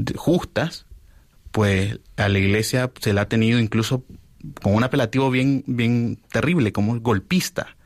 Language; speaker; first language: Spanish; native; Spanish